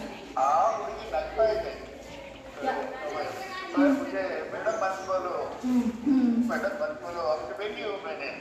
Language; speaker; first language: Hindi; non-native, local second language; Kannada